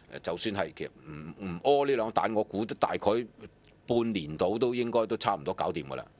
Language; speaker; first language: Cantonese; native; Cantonese